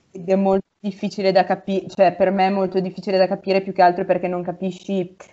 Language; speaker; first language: Italian; native; Italian